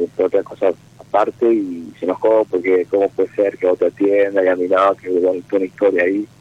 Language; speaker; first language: Spanish; native; Spanish